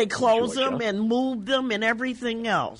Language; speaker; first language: English; native; English